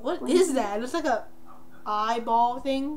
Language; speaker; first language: English; native; English